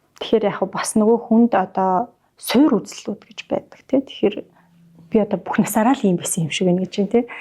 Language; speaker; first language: Mongolian; native; Mongolian